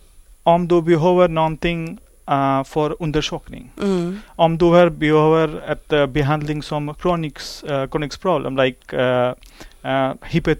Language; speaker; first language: Swedish; non-native, learner; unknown